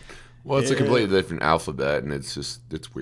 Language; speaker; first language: English; native; English